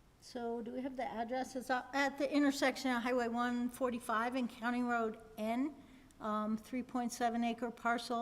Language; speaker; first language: English; native; English